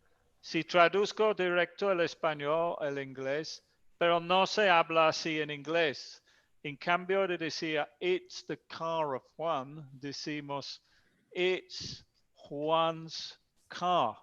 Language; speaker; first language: Spanish; non-native, fluent; English